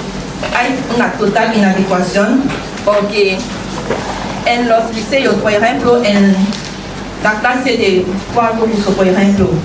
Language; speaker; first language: Spanish; non-native, fluent; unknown